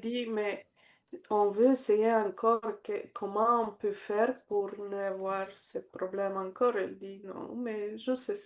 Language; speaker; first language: French; non-native, learner; Bulgarian